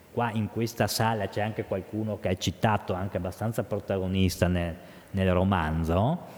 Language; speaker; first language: Italian; native; Italian